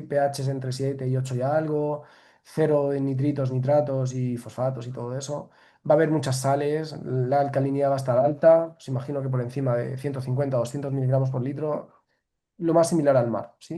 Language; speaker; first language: Spanish; native; Spanish